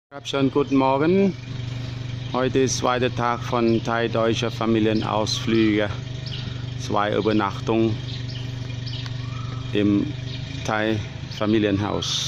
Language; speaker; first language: German; non-native, learner; Thai